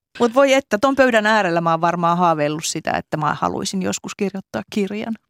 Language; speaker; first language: Finnish; native; Finnish